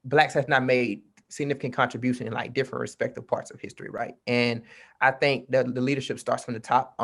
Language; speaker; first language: English; native; English